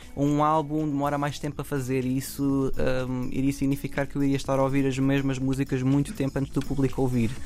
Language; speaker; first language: Portuguese; native; Portuguese